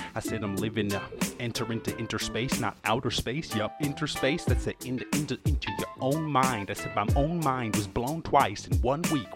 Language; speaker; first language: English; native; English